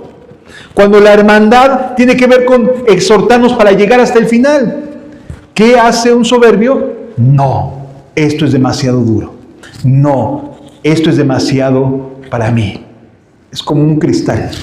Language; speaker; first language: Spanish; native; Spanish